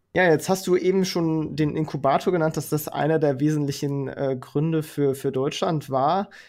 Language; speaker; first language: German; native; German